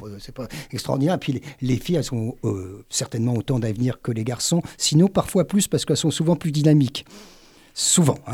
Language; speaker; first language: French; native; French